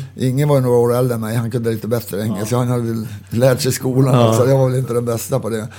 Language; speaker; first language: Swedish; native; Swedish